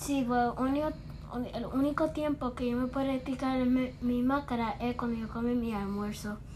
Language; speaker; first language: Spanish; early bilingual, heritage; Spanish